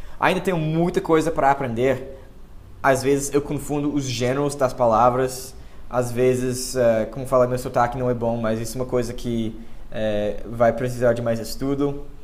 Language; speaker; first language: Portuguese; non-native, fluent; English